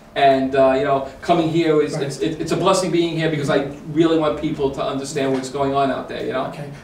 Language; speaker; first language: English; native; English